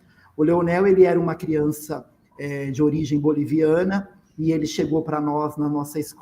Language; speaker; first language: Portuguese; native; Portuguese